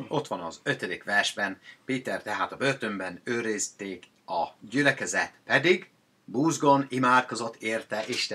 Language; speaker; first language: Hungarian; non-native, learner; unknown